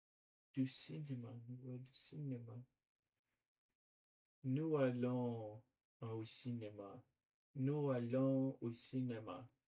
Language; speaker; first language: French; non-native, learner; Portuguese